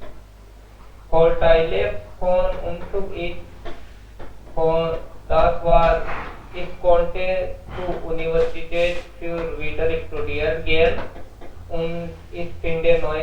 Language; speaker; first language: German; non-native, learner; Hindi